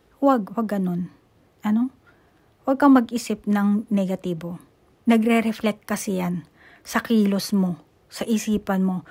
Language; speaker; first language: Filipino; native; Filipino